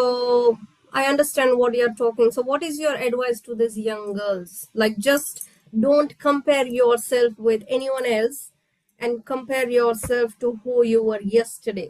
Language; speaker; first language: English; non-native, local second language; Hindi